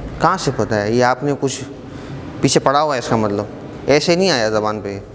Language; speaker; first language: Urdu; native; Urdu